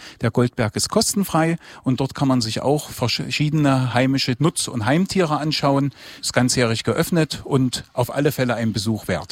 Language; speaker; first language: German; native; German